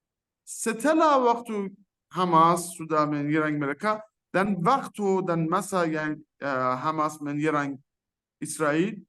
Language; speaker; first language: Indonesian; non-native, fluent; Persian